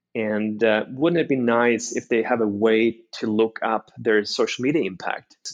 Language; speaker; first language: English; non-native, fluent; Norwegian